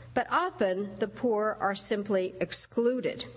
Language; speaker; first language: English; early bilingual, other home language; Czech